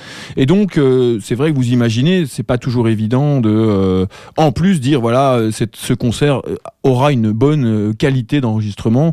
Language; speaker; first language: French; native; French